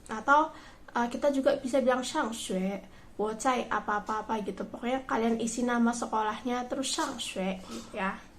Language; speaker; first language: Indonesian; native; Indonesian